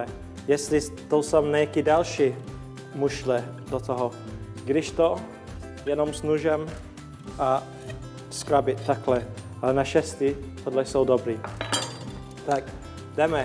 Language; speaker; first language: Czech; non-native, learner; English